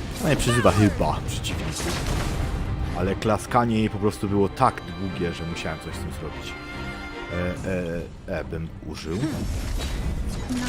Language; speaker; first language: Polish; native; Polish